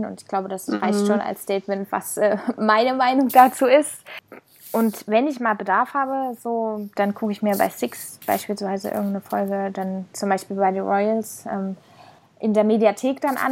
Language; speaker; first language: German; native; German